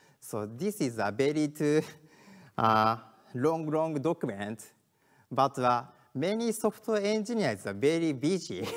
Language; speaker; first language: English; non-native, learner; Japanese